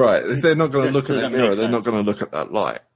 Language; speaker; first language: English; native; English